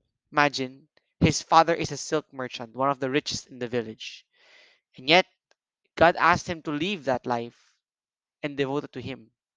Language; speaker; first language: English; non-native, local second language; Filipino